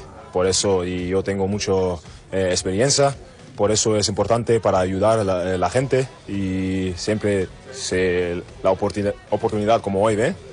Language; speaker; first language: Spanish; non-native, learner; German